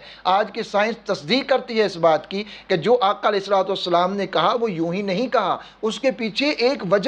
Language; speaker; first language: Urdu; native; Urdu